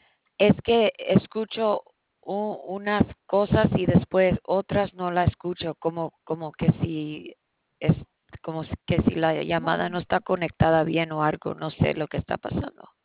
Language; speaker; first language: Spanish; early bilingual, heritage; Spanish